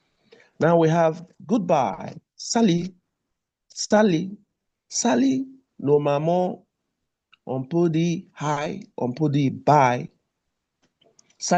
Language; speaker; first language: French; non-native, fluent; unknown